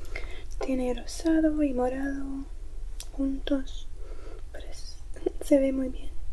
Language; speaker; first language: Spanish; non-native, learner; English